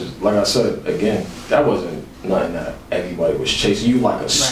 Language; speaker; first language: English; native; English